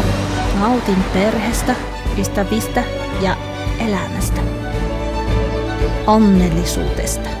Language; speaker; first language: Finnish; non-native, fluent; Chinese